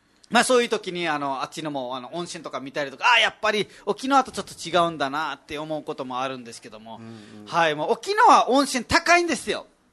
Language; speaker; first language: Japanese; non-native, fluent; Nepali